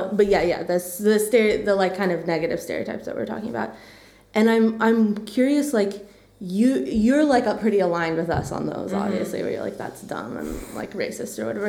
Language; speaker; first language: English; native; English